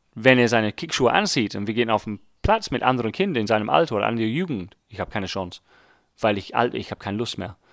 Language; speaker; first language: German; non-native, fluent; English